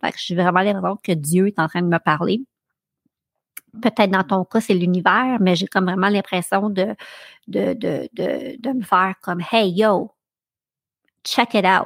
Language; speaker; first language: French; native; French